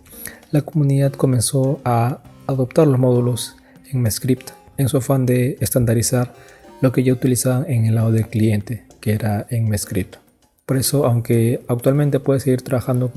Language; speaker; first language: Spanish; native; Spanish